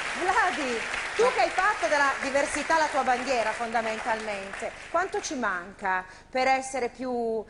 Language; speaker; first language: Italian; native; Italian